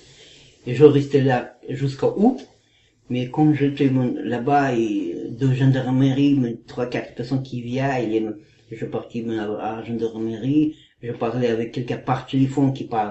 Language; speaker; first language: French; non-native, learner; Kazakh